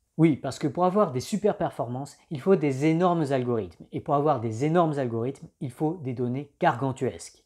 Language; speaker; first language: French; native; French